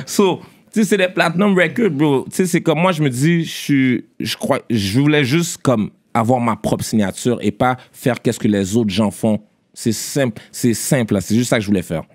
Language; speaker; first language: French; early bilingual, other home language; Haitian Creole